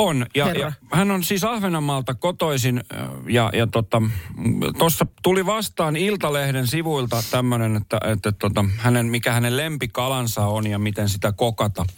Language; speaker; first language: Finnish; native; Finnish